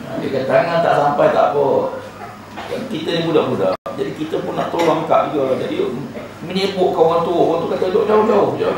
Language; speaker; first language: Malay; native; Malay